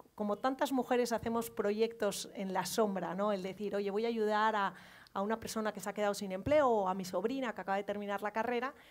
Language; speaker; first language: Spanish; native; Spanish